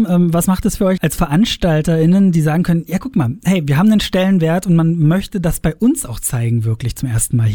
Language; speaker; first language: German; native; German